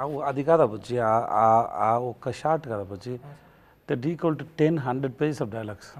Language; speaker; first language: Telugu; non-native, learner; Tamil